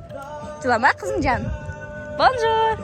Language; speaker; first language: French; non-native, learner; Kazakh